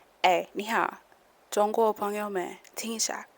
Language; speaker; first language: Chinese; non-native, learner; English